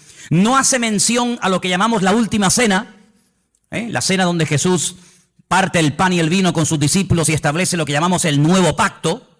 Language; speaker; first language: Spanish; native; Spanish